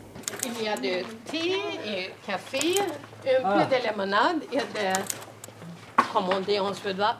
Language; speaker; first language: French; non-native, learner; Swedish